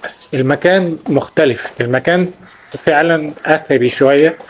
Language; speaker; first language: Arabic; native; Arabic